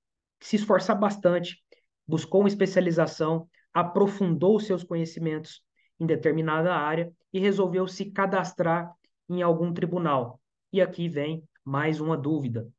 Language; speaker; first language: Portuguese; native; Portuguese